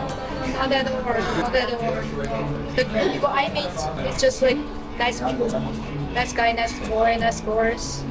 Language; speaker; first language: English; non-native, learner; Chinese